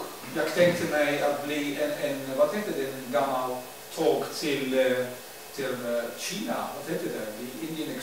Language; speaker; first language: Swedish; non-native, learner; Dutch